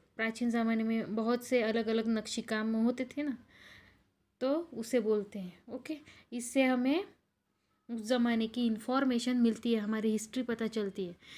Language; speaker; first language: Hindi; non-native, local second language; Marathi